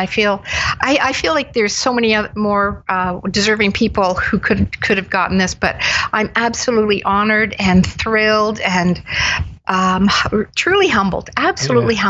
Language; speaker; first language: English; native; English